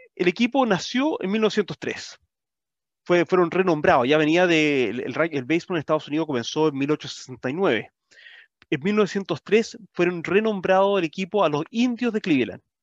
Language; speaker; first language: Spanish; early bilingual, heritage; Spanish